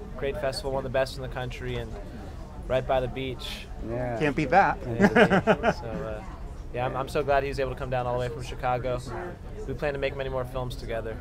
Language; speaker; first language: English; native; English